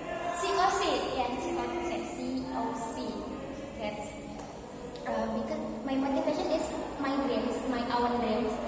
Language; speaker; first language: English; non-native, learner; Indonesian